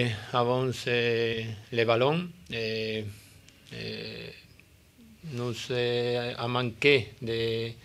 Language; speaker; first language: French; non-native, learner; Spanish